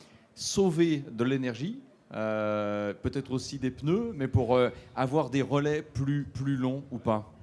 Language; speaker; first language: French; native; French